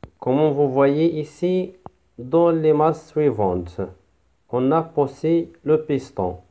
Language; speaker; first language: French; non-native, local second language; Arabic